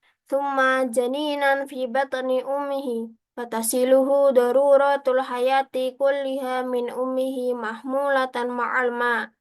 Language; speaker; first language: Arabic; non-native, learner; Indonesian